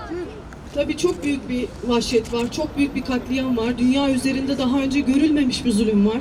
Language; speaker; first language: Turkish; native; Turkish